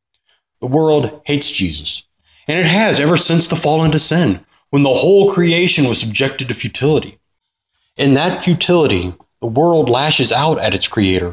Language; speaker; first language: English; native; English